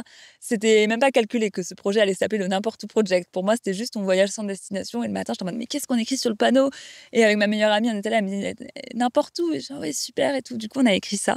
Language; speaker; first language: French; native; French